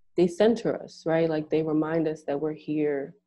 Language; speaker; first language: English; native; English